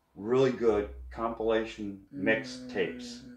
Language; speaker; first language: English; native; English